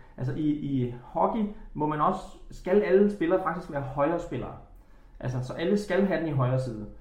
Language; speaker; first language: Danish; native; Danish